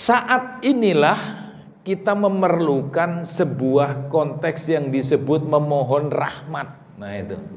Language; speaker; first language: Indonesian; native; Indonesian